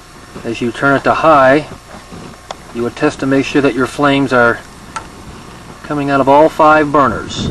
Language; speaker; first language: English; native; English